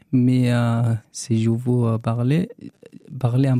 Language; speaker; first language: French; non-native, learner; Arabic